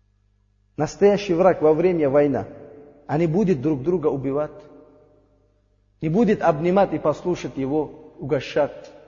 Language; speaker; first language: Russian; non-native, learner; Uzbek